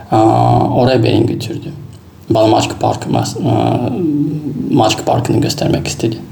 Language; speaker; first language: Turkish; non-native, fluent; Russian